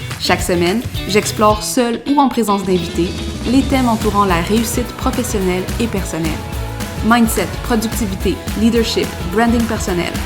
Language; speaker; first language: French; native; French